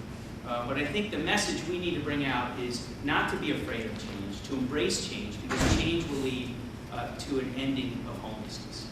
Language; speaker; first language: English; native; English